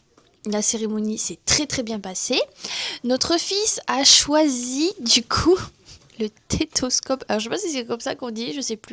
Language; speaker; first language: French; native; French